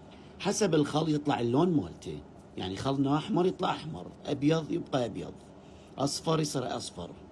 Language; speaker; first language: Arabic; native; Arabic